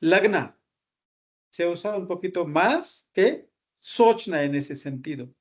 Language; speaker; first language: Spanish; non-native, fluent; Hindi